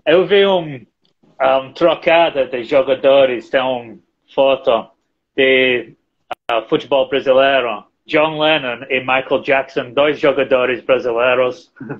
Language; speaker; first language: Portuguese; non-native, learner; English